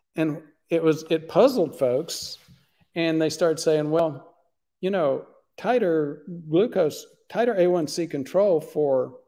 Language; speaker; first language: English; native; English